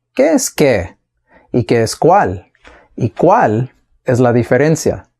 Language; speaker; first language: Spanish; non-native, fluent; English